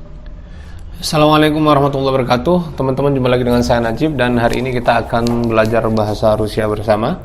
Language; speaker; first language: Indonesian; non-native, local second language; Javanese